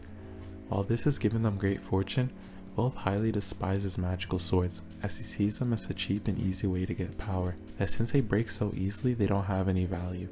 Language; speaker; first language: English; native; English